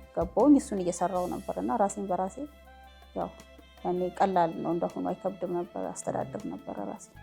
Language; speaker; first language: Amharic; native; Amharic